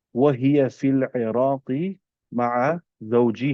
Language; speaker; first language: Arabic; non-native, fluent; English